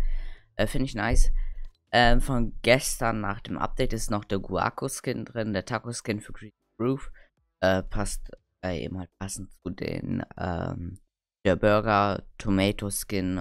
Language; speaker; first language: German; native; German